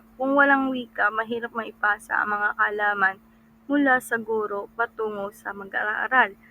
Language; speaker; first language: Filipino; non-native, local second language; Cebuano